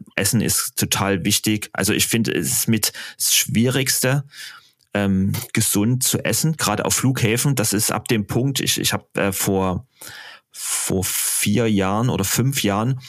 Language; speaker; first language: German; native; German